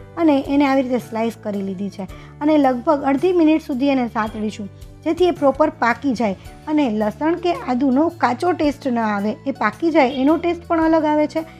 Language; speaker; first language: Gujarati; native; Gujarati